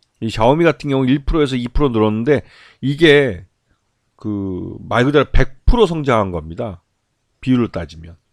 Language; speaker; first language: Korean; native; Korean